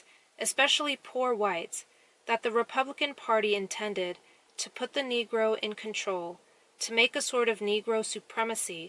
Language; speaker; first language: English; native; English